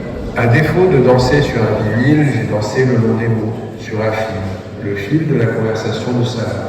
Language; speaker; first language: French; native; French